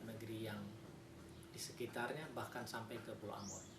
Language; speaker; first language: Malay; native; Malay